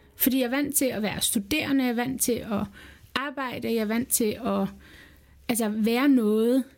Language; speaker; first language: Danish; early bilingual, other home language; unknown